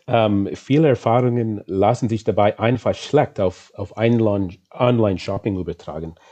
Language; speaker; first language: German; non-native, fluent; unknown